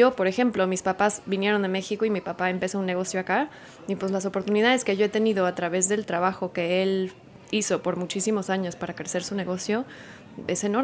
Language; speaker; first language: Spanish; early bilingual, heritage; Spanish